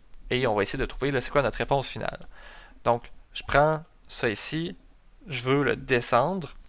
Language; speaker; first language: French; native; French